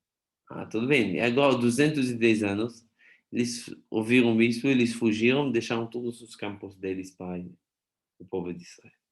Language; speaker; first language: Portuguese; non-native, fluent; Hebrew